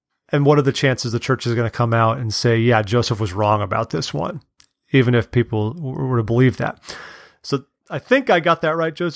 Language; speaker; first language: English; native; English